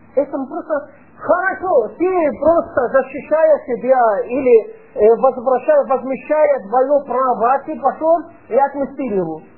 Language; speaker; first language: Russian; non-native, fluent; Arabic